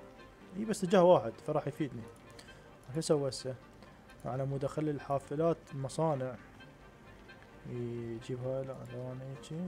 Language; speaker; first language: Arabic; native; Arabic